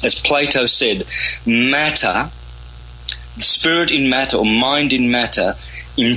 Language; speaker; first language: English; native; English